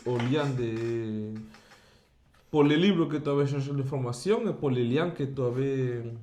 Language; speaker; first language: French; non-native, fluent; Spanish